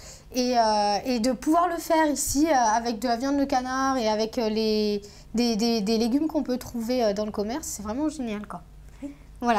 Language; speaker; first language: French; native; French